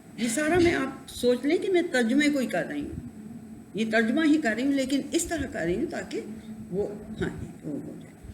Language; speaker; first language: Urdu; non-native, local second language; Punjabi